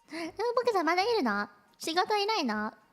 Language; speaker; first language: Japanese; non-native, learner; Cantonese